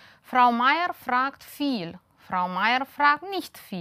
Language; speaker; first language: German; non-native, fluent; Romanian